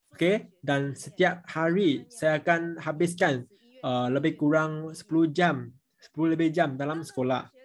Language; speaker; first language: Malay; non-native, local second language; Chinese